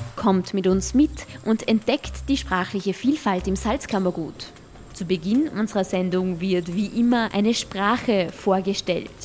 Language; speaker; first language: German; native; German